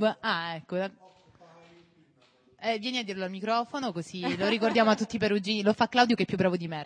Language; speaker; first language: Italian; native; Italian